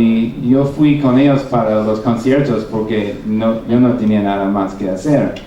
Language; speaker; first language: Spanish; non-native, fluent; English